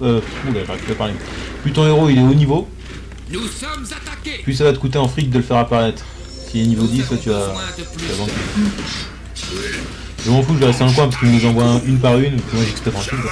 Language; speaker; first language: French; native; French